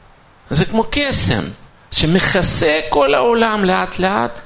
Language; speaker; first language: Hebrew; non-native, fluent; Russian